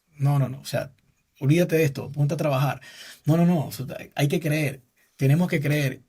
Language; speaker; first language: Spanish; native; Spanish